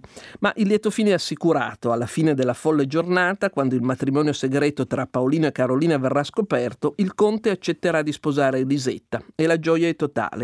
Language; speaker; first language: Italian; native; Italian